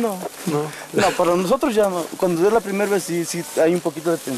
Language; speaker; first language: Spanish; non-native, local second language; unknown